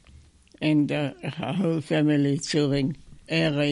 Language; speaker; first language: English; non-native, fluent; German